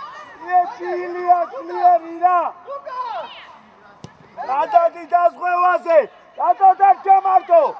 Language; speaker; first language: Georgian; native; Georgian